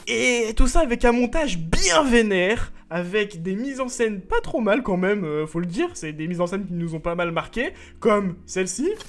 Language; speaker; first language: French; native; French